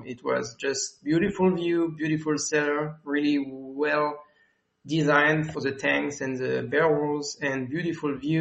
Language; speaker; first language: English; non-native, fluent; French